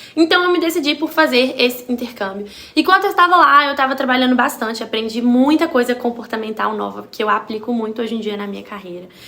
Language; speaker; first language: Portuguese; native; Portuguese